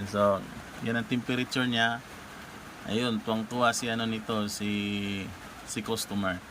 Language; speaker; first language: Filipino; non-native, local second language; Cebuano